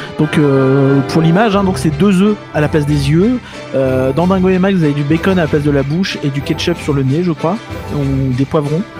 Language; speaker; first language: French; native; French